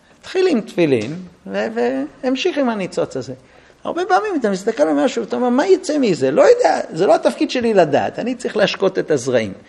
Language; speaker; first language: Hebrew; non-native, fluent; English